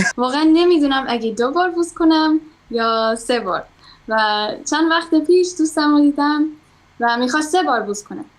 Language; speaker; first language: Persian; non-native, fluent; English